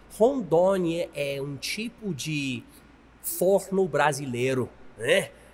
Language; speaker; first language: Portuguese; non-native, fluent; English